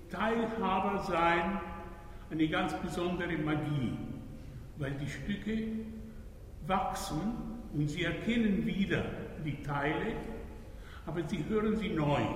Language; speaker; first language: German; non-native, fluent; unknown